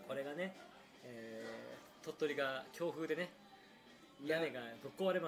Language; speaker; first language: Japanese; native; Japanese